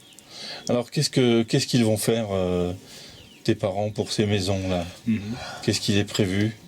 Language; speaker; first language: French; native; French